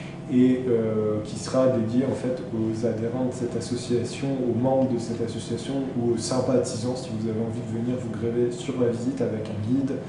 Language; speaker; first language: French; native; French